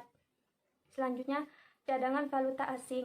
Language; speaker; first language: Indonesian; native; Indonesian